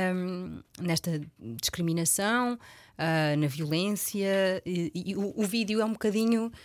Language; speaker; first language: Portuguese; native; Portuguese